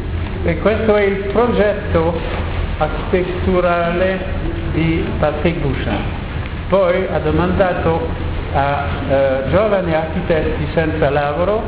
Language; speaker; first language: Italian; non-native, learner; French